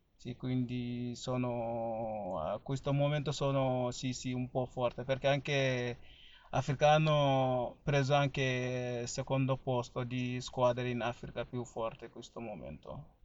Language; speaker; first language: Italian; non-native, learner; Fula